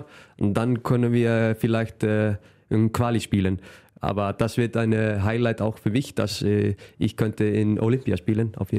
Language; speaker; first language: German; non-native, fluent; Icelandic